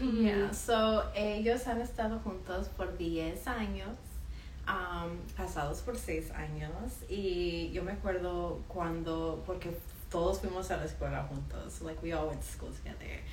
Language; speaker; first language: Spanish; early bilingual, heritage; Spanish